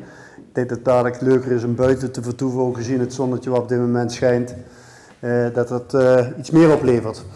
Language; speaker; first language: Dutch; native; Dutch